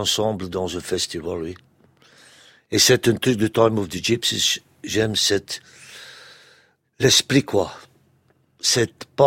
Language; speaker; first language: French; non-native, local second language; Dutch